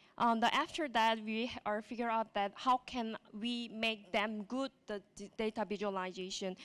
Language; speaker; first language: English; non-native, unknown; Korean